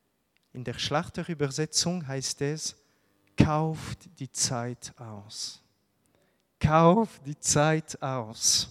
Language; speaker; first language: German; non-native, local second language; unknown